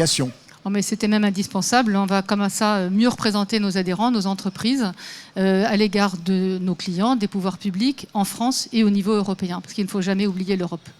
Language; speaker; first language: French; native; French